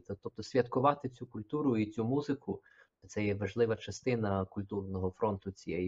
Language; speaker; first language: Ukrainian; early bilingual, heritage; Ukrainian